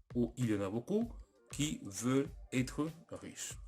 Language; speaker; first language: French; non-native, fluent; Spanish